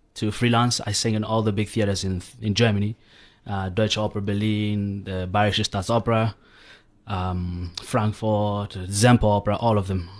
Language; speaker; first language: English; non-native, local second language; Southern Sotho